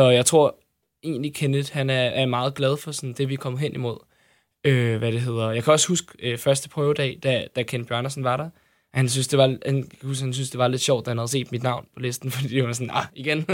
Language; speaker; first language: Danish; native; Danish